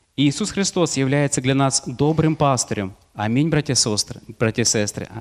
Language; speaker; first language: Ukrainian; non-native, local second language; Russian